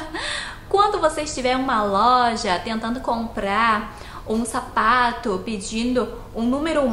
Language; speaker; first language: Portuguese; non-native, fluent; Chinese